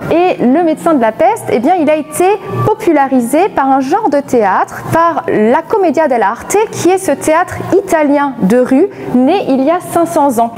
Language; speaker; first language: French; native; French